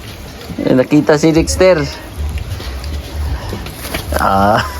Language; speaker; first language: Filipino; native; Filipino